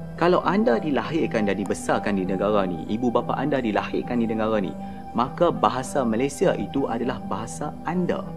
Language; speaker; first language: Malay; native; Malay